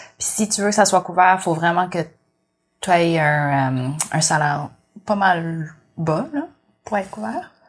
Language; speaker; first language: French; early bilingual, other home language; Vietnamese